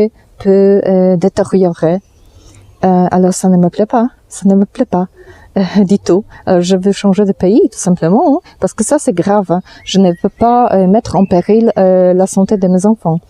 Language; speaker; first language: French; non-native, fluent; Polish